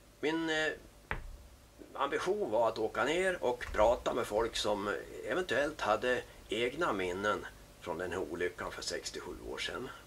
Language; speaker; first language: Swedish; native; Swedish